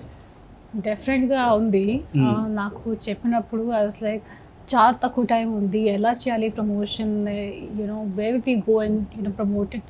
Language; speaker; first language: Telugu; non-native, local second language; Hindi